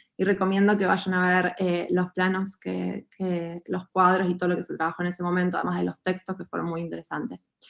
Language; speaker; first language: Spanish; native; Spanish